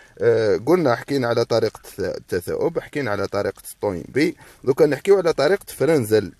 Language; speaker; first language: Arabic; native; Arabic